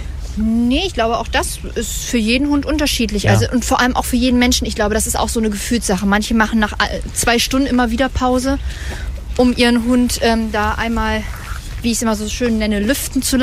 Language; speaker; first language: German; native; German